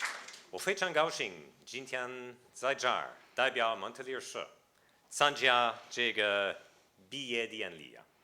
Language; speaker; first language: Chinese; non-native, fluent; French